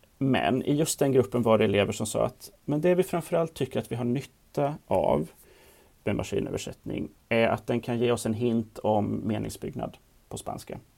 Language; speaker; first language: Swedish; native; Swedish